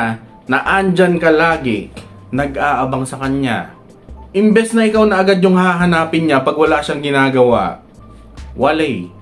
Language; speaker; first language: Filipino; native; Filipino